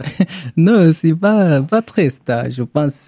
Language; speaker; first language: French; non-native, learner; Arabic